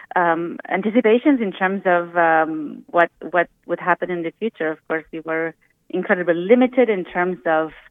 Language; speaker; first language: English; early bilingual, other home language; Romanian